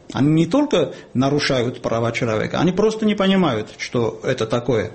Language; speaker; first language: Russian; non-native, local second language; Armenian